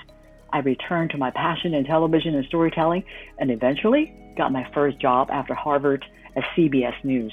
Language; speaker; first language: English; non-native, local second language; Cantonese